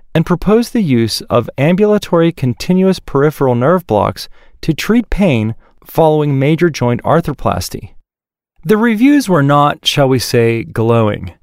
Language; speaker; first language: English; native; English